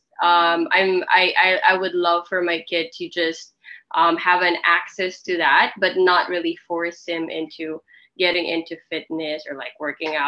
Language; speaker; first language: English; non-native, local second language; Filipino